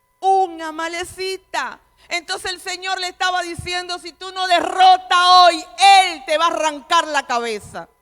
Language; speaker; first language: Spanish; native; Spanish